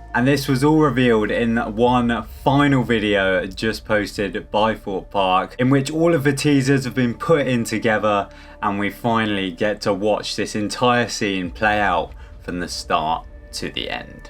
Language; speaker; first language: English; native; English